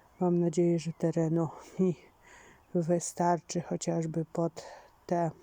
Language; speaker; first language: Polish; native; Polish